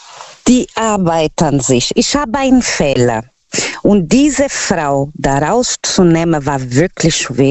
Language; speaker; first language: German; non-native, learner; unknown